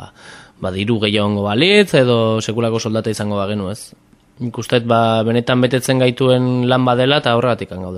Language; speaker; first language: Basque; native; Basque